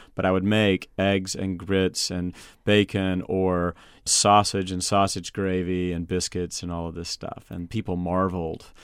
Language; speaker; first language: English; native; English